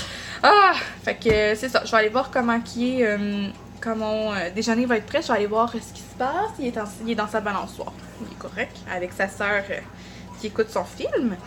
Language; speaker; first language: French; native; French